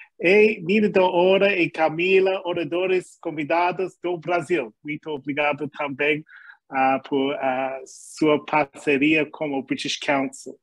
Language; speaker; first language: Portuguese; non-native, learner; English